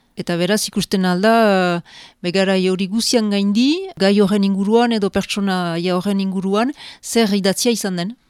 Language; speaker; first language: Basque; native; Basque